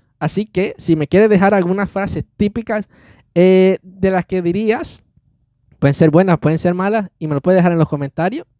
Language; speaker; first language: Spanish; native; Spanish